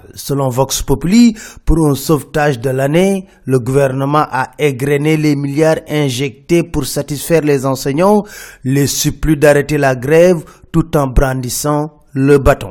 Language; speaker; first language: French; non-native, local second language; Wolof